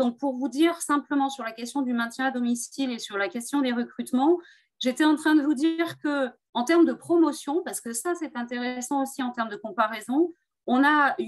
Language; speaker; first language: French; native; French